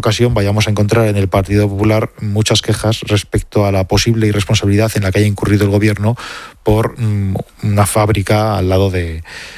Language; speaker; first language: Spanish; native; Spanish